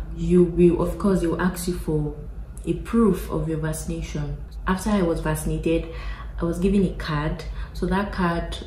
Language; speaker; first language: English; non-native, local second language; Yoruba